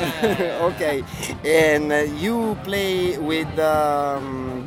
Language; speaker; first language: English; non-native, fluent; Italian